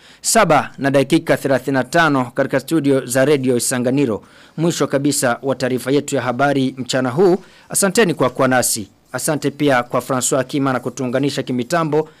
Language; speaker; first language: Swahili; non-native, local second language; Rundi